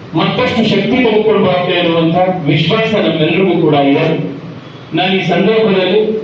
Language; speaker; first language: Kannada; native; Kannada